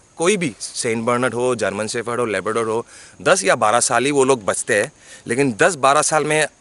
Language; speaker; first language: Hindi; non-native, local second language; Bangla